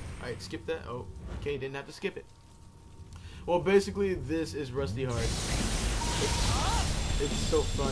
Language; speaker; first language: English; native; English